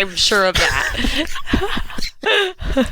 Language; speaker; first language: English; native; English